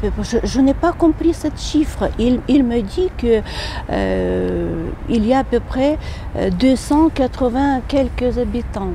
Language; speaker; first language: French; non-native, fluent; Ukrainian